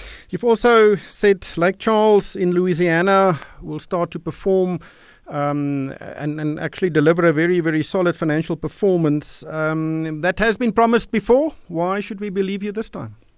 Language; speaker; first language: English; non-native, local second language; Afrikaans